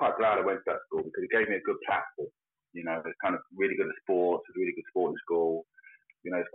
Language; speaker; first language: English; native; English